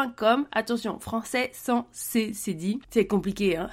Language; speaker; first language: French; native; French